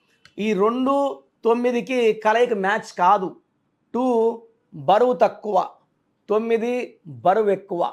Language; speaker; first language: Telugu; native; Telugu